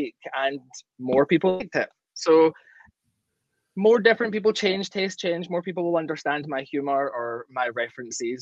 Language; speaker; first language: English; native; English